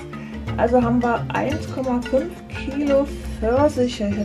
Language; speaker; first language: German; native; German